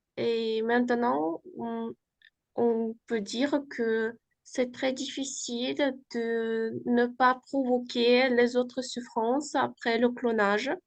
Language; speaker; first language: French; non-native, fluent; Uzbek